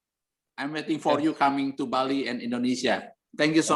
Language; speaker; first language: English; non-native, learner; Indonesian